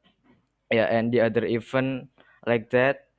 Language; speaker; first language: English; non-native, learner; Indonesian